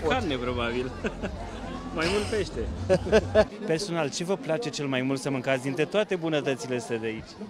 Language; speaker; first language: Romanian; native; Romanian